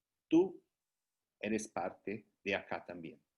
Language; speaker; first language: Spanish; non-native, fluent; Portuguese